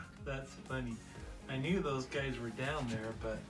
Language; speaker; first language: English; native; English